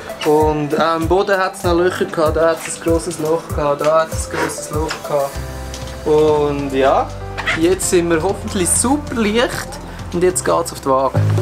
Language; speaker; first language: German; native; German